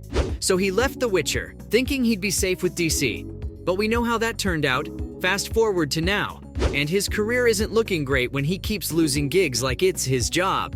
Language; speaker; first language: English; native; English